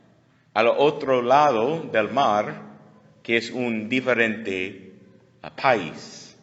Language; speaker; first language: Spanish; non-native, learner; English